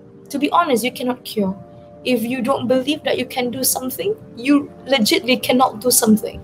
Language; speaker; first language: English; non-native, local second language; Malay